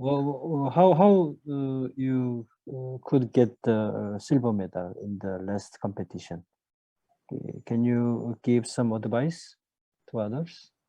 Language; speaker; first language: English; non-native, fluent; Korean